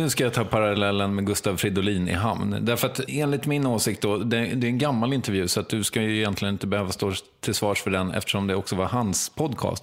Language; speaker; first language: Swedish; native; Swedish